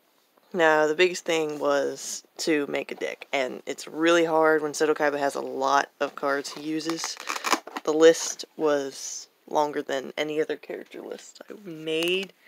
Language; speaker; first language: English; native; English